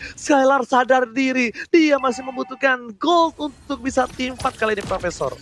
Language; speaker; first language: Indonesian; native; Indonesian